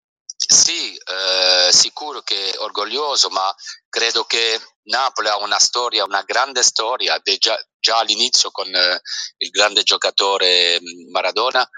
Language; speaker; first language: Italian; early bilingual, heritage; French